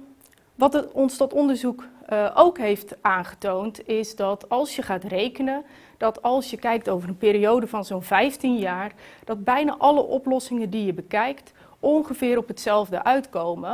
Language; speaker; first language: Dutch; native; Dutch